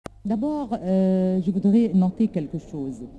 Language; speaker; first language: French; non-native, learner; Arabic